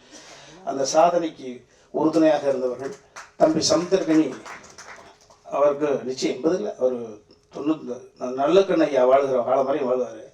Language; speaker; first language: Tamil; native; Tamil